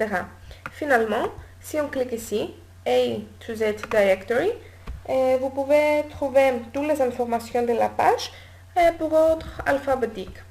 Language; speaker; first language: French; non-native, learner; Greek